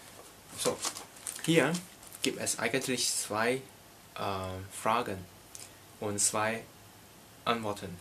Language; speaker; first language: German; non-native, learner; Cantonese